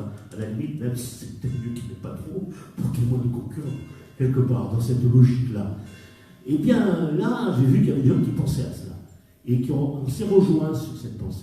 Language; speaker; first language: French; native; French